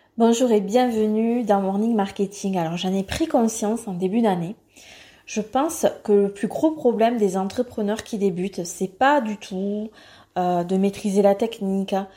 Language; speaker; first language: French; native; French